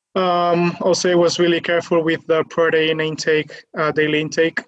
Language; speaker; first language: English; non-native, fluent; Catalan